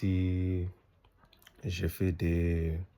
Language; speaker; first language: French; non-native, learner; English